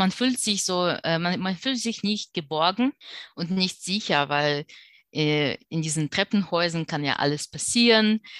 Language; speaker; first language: German; non-native, fluent; Russian